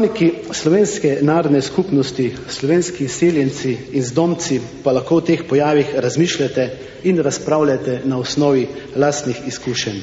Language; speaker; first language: Slovenian; native; Slovenian